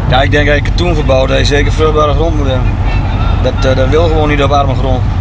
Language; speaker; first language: Dutch; native; Dutch